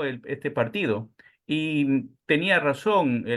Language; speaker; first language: Spanish; native; Spanish